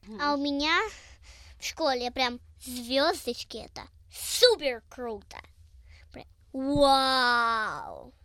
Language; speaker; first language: Russian; early bilingual, heritage; Russian